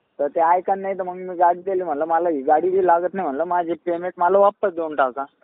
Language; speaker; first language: Marathi; native; Marathi